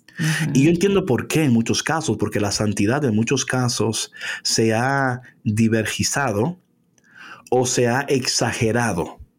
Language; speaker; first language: Spanish; early bilingual, heritage; Spanish